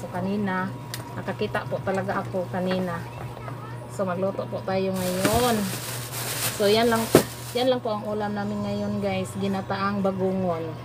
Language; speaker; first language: Filipino; non-native, local second language; Cebuano